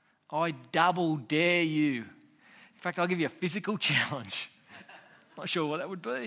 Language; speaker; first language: English; native; English